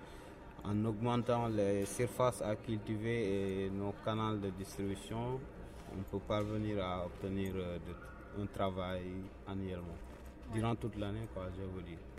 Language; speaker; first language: French; non-native, local second language; Wolof